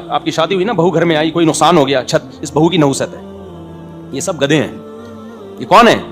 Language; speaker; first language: Urdu; native; Urdu